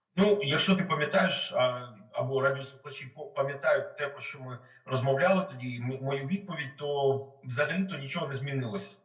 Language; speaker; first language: Ukrainian; non-native, local second language; Russian